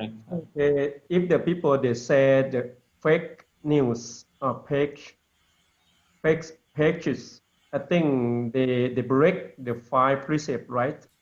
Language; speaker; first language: English; non-native, learner; Lao